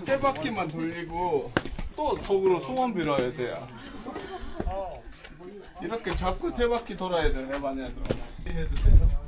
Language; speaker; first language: Korean; non-native, fluent; Mongolian